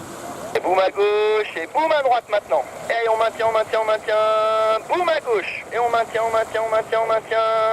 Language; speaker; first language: French; native; French